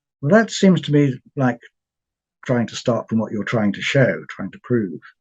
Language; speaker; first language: English; native; English